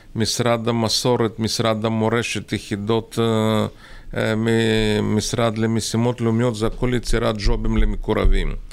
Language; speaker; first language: Hebrew; non-native, fluent; Russian